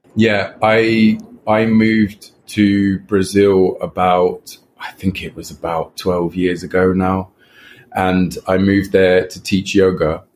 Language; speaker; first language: English; native; English